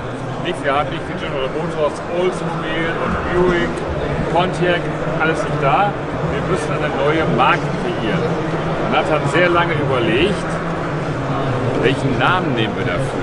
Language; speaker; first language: German; native; German